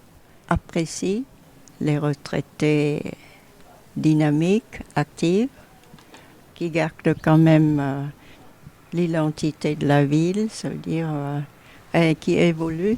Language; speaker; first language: French; non-native, fluent; Vietnamese